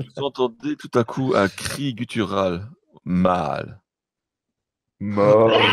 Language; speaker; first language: French; native; French